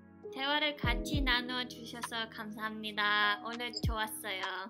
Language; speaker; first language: Korean; early bilingual, heritage; English